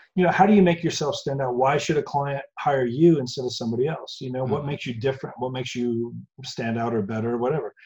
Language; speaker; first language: English; native; English